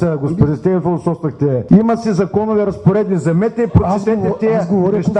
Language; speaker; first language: Bulgarian; native; Bulgarian